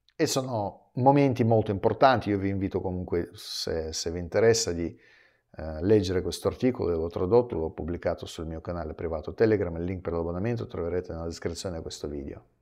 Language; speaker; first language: Italian; non-native, fluent; Russian